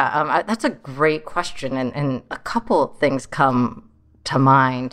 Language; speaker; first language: English; early bilingual, other home language; Chinese